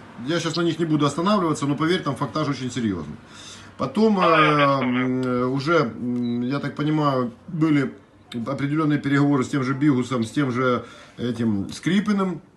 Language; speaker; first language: Russian; native; Russian